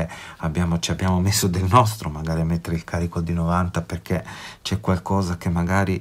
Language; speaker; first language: Italian; native; Italian